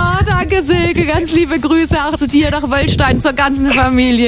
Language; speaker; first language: German; native; German